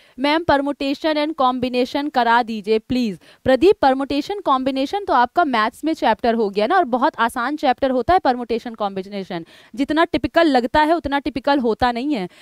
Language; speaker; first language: Hindi; native; Hindi